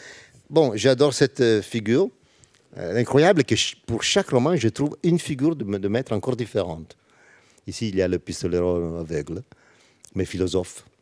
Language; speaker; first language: French; non-native, learner; Italian